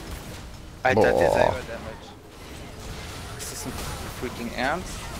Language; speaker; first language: German; native; German